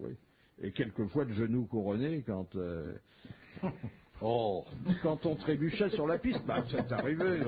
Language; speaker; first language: French; native; French